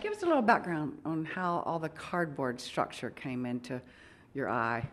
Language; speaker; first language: English; native; English